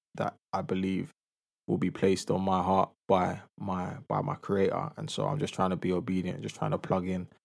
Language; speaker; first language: English; native; English